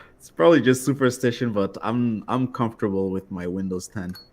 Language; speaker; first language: English; native; English